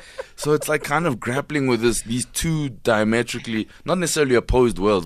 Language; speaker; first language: English; non-native, local second language; Zulu